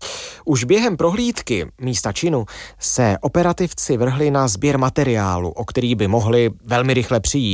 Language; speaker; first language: Czech; native; Czech